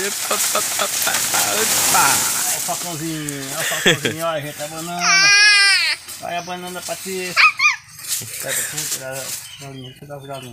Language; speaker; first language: Portuguese; native; Portuguese